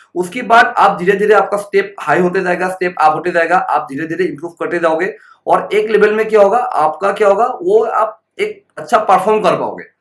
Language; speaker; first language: Hindi; non-native, local second language; Assamese